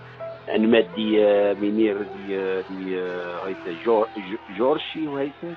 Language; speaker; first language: Dutch; non-native, learner; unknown